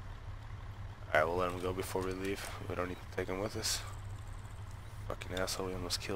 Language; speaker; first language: English; native; English